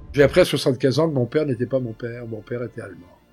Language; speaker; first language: French; native; French